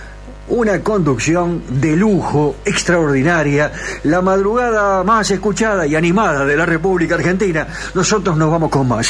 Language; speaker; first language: Spanish; native; Spanish